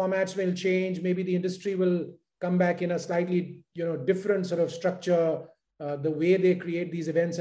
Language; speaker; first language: English; non-native, local second language; Hindi